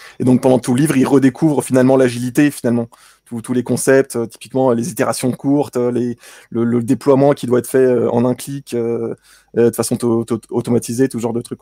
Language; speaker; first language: French; native; French